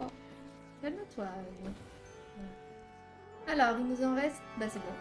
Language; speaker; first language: French; native; French